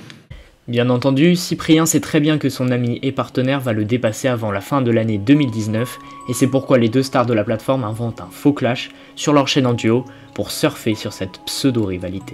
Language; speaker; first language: French; native; French